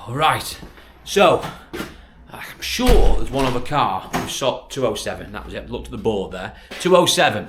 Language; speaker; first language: English; native; English